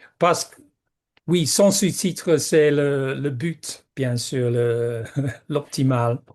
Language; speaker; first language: French; non-native, fluent; English